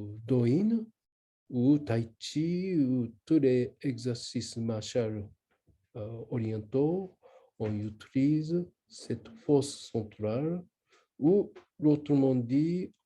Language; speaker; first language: French; non-native, learner; Japanese